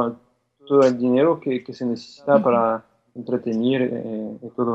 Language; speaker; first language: Spanish; non-native, fluent; French